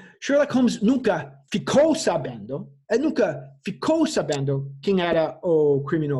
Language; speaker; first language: Portuguese; non-native, fluent; English